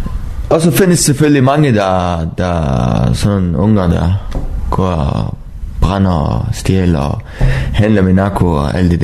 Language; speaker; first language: Danish; non-native, learner; Arabic